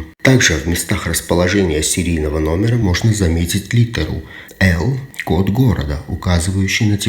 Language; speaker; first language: Russian; native; Russian